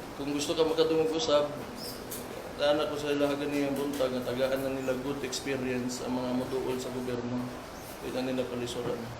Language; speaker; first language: Cebuano; native; Cebuano